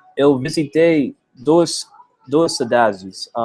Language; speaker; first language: Portuguese; non-native, learner; English